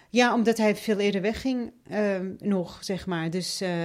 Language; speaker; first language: Dutch; non-native, fluent; Arabic